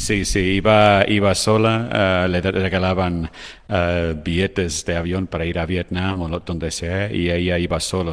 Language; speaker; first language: Spanish; non-native, fluent; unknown